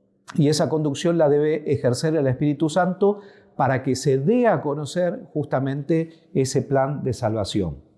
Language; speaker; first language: Spanish; native; Spanish